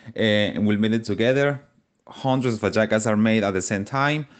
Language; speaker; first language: English; non-native, fluent; Spanish